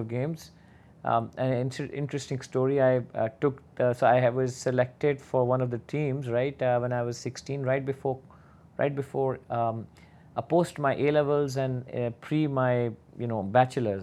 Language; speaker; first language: English; non-native, local second language; Urdu